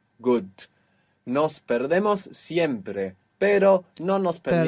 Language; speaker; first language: Spanish; non-native, fluent; English